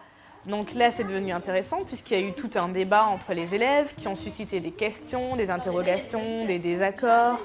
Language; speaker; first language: French; native; French